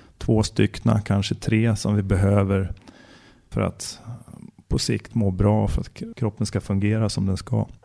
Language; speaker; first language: Swedish; native; Swedish